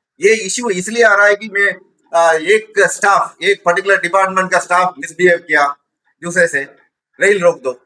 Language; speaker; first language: Hindi; non-native, local second language; Tamil